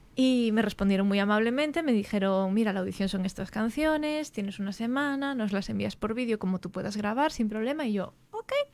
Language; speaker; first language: Spanish; native; Spanish